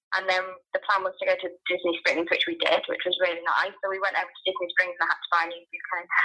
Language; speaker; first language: English; native; English